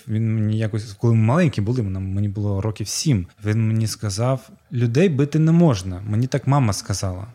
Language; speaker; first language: Ukrainian; non-native, local second language; Russian